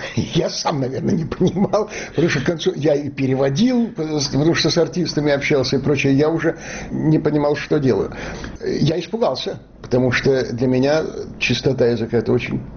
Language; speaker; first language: Russian; native; Russian